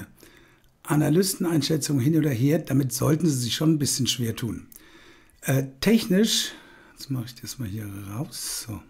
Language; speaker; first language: German; native; German